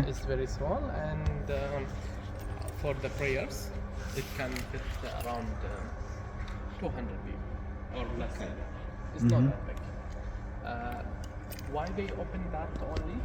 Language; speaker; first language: English; non-native, learner; Arabic